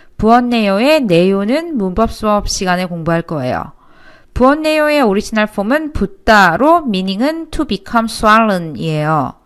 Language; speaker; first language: Korean; native; Korean